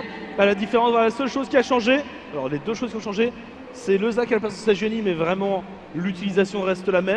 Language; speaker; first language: French; native; French